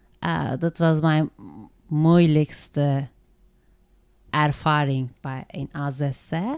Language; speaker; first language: Dutch; non-native, learner; Turkish